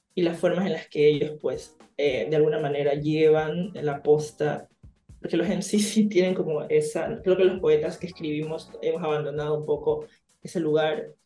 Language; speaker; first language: Spanish; native; Spanish